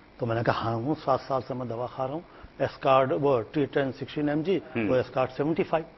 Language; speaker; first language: Urdu; native; Urdu